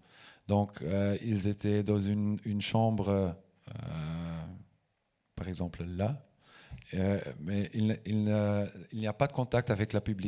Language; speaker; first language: French; non-native, local second language; Dutch